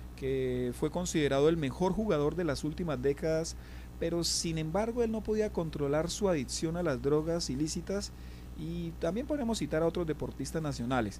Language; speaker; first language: Spanish; native; Spanish